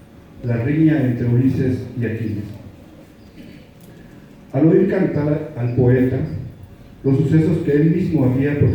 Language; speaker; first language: Spanish; native; Spanish